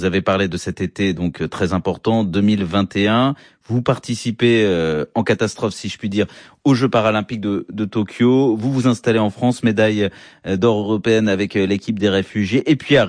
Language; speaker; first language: French; native; French